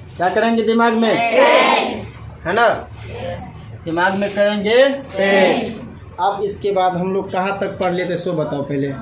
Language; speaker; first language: Hindi; native; Hindi